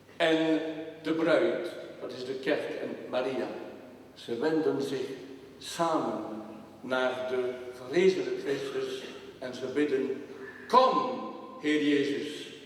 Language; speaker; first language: Dutch; non-native, local second language; French